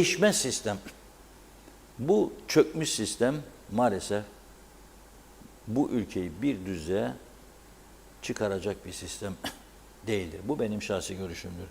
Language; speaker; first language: Turkish; native; Turkish